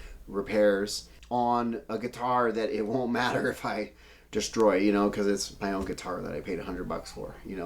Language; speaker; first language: English; native; English